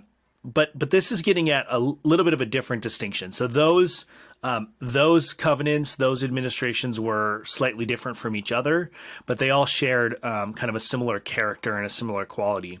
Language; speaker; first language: English; native; English